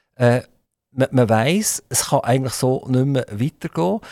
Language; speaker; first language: German; native; German